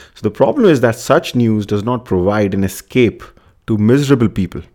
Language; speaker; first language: English; non-native, local second language; Hindi